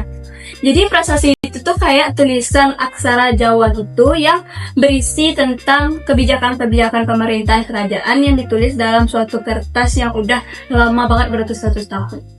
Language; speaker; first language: Indonesian; native; Indonesian